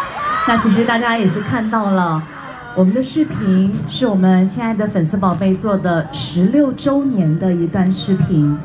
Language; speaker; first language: Chinese; native; Chinese